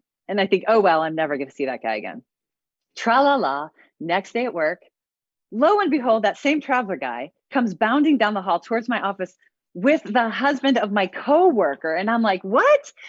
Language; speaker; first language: English; native; English